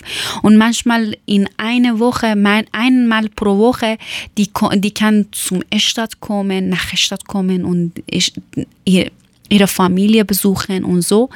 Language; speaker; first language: German; non-native, learner; Persian